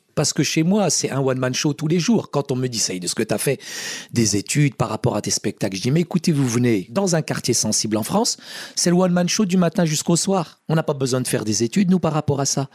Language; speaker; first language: French; early bilingual, other home language; Arabic